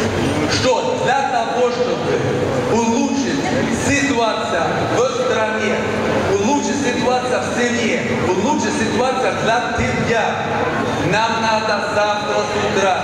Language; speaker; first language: Russian; non-native, fluent; Swedish